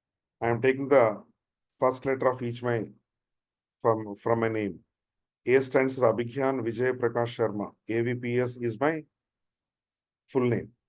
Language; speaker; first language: English; non-native, local second language; Telugu